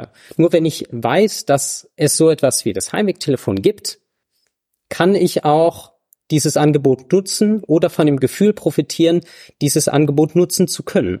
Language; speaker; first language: German; native; German